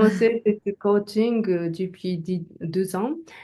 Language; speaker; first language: French; non-native, learner; Japanese